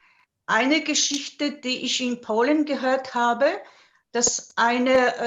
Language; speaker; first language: German; non-native, fluent; Polish